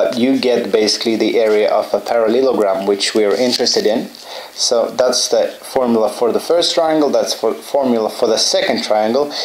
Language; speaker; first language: English; non-native, fluent; Lithuanian